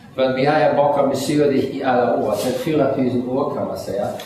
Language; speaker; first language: Swedish; non-native, fluent; German